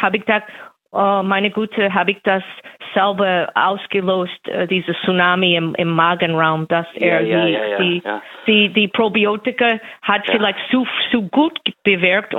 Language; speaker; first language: German; non-native, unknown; English